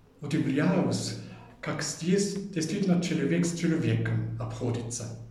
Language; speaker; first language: Russian; non-native, fluent; German